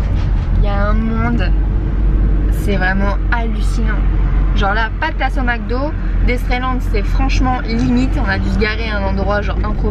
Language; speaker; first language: French; native; French